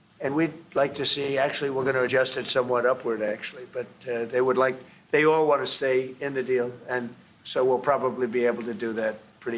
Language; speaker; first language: English; native; English